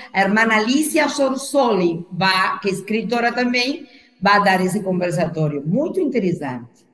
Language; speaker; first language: Portuguese; non-native, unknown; Spanish